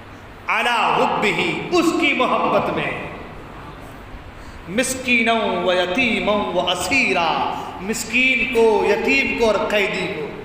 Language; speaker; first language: Urdu; native; Urdu